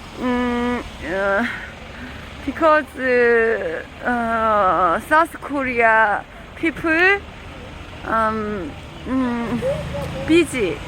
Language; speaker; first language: English; non-native, learner; Korean